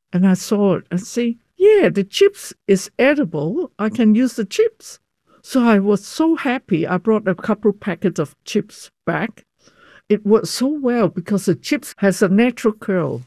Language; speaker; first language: English; non-native, fluent; Cantonese